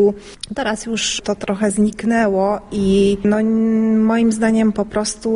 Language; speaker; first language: Polish; early bilingual, heritage; Polish